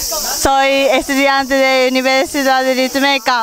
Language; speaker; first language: Spanish; non-native, learner; Japanese